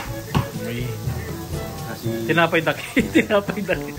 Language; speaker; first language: Japanese; non-native, fluent; Filipino